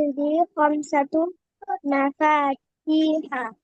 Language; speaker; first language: Arabic; non-native, learner; Bangla